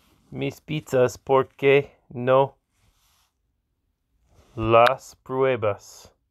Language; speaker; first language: Spanish; non-native, learner; English